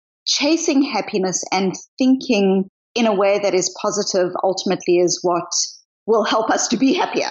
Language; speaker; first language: English; native; English